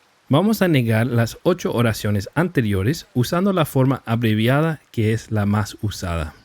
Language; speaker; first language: Spanish; non-native, fluent; English